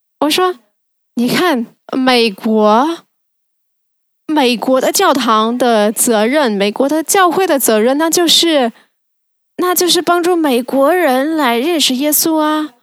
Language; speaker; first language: Chinese; non-native, fluent; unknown